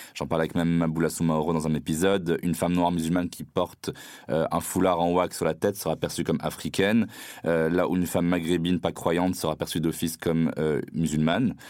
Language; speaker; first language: French; non-native, local second language; Arabic